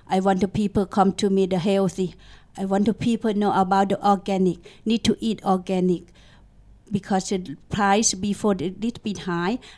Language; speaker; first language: English; non-native, learner; Thai